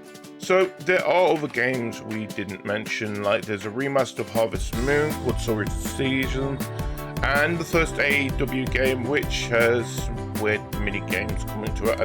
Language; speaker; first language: English; native; English